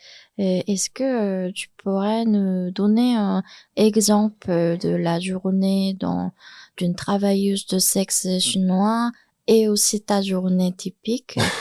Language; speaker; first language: French; non-native, fluent; Chinese